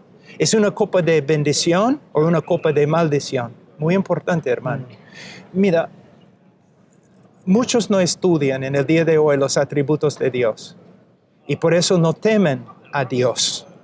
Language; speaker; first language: Spanish; non-native, fluent; English